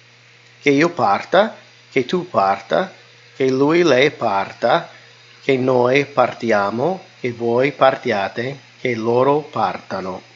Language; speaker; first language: Italian; non-native, fluent; English